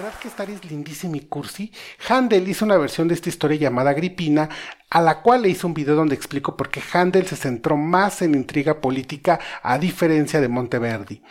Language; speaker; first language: Spanish; native; Spanish